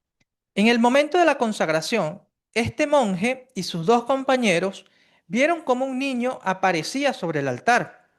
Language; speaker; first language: Spanish; native; Spanish